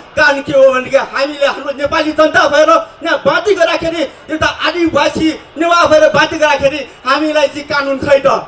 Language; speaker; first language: Nepali; non-native, local second language; Newari